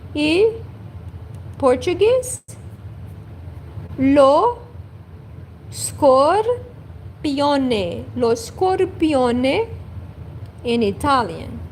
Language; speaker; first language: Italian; non-native, learner; Portuguese